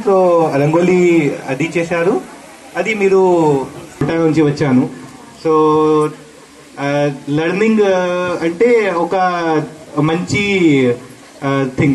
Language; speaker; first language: Telugu; non-native, learner; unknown